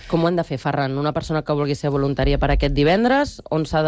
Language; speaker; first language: Catalan; native; Catalan